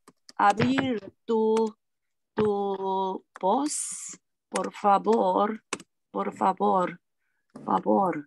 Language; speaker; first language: Spanish; non-native, fluent; Chinese